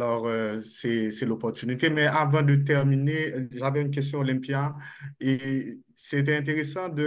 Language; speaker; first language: French; non-native, local second language; Haitian Creole